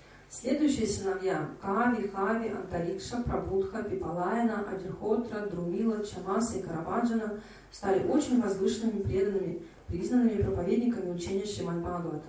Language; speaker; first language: Russian; native; Russian